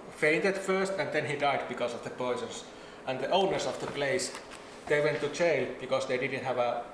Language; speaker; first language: English; non-native, fluent; Finnish